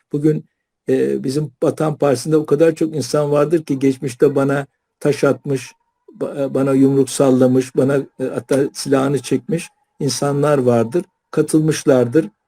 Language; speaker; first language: Turkish; native; Turkish